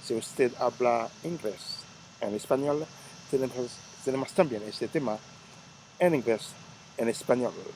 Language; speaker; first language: Spanish; non-native, learner; Haitian Creole